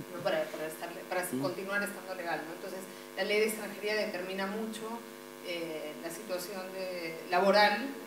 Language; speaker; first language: Spanish; native; Spanish